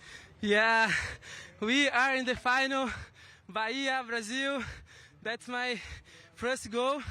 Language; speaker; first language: English; non-native, learner; Portuguese